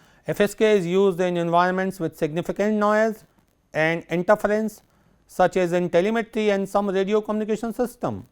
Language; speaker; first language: English; non-native, local second language; Hindi